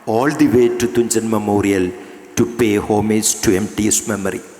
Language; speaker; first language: English; non-native, local second language; Malayalam